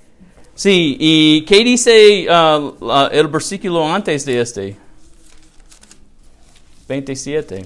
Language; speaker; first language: Spanish; non-native, learner; English